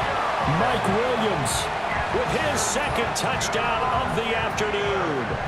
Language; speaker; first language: English; native; English